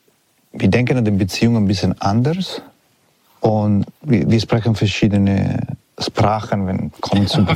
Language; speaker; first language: German; non-native, learner; Italian